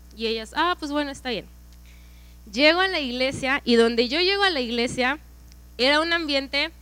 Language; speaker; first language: Spanish; native; Spanish